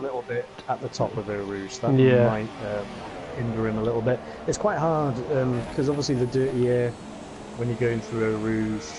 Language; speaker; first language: English; native; English